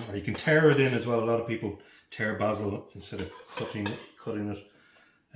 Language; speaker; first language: English; native; English